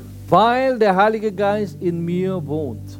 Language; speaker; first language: German; non-native, fluent; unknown